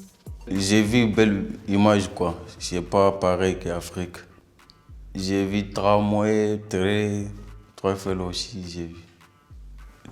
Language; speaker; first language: French; non-native, learner; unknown